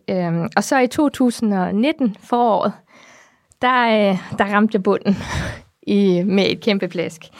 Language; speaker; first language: Danish; early bilingual, heritage; Danish